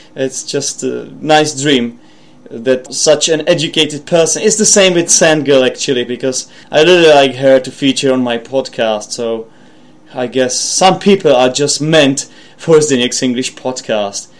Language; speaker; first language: English; non-native, fluent; Czech